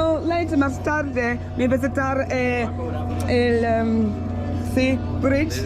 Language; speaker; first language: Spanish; non-native, learner; English